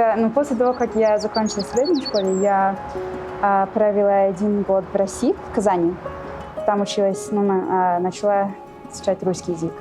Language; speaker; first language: Russian; non-native, fluent; English